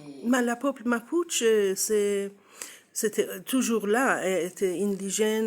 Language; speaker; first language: French; non-native, learner; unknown